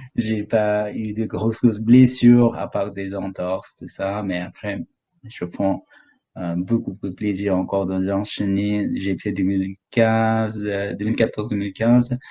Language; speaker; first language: French; non-native, fluent; Nepali